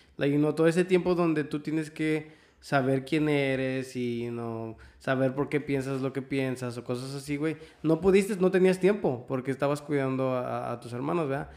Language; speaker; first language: Spanish; early bilingual, other home language; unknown